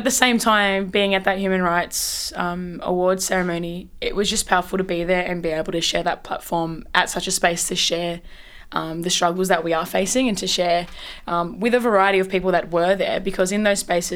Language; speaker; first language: English; native; English